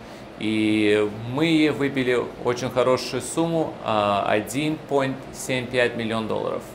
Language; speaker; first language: Russian; early bilingual, heritage; Russian